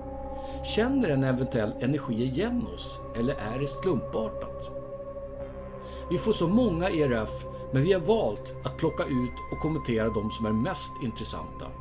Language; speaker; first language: Swedish; native; Swedish